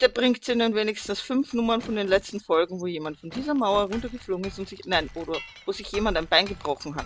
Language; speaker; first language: German; native; German